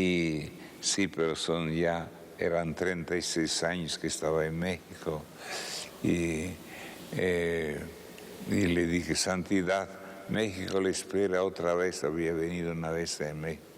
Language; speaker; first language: Spanish; non-native, fluent; Italian